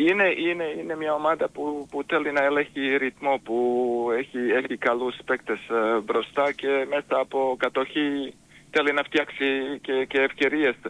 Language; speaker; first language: Greek; non-native, fluent; Serbian